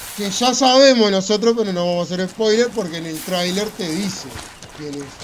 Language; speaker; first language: Spanish; native; Spanish